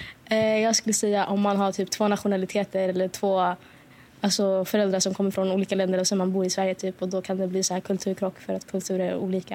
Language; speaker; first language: Swedish; early bilingual, other home language; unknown